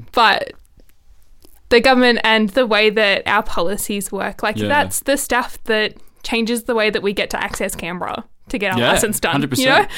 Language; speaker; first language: English; native; English